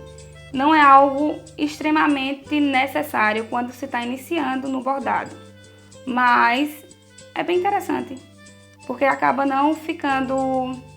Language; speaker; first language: Portuguese; native; Portuguese